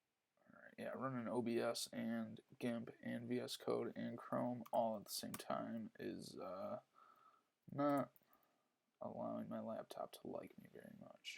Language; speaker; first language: English; native; English